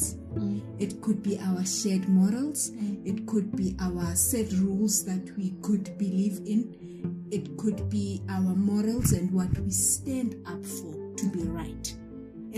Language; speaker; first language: English; non-native, local second language; Xhosa